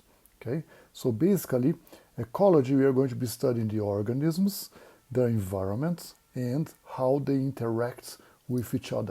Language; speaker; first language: English; non-native, fluent; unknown